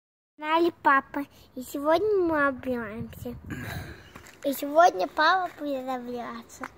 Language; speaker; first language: Russian; early bilingual, heritage; Russian